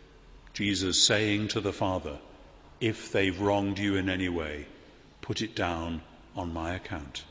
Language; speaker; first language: English; native; English